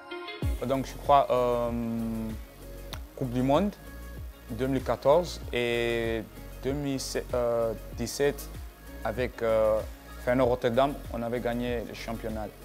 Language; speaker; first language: French; non-native, learner; Dutch